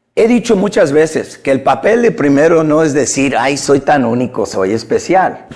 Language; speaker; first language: Spanish; non-native, fluent; English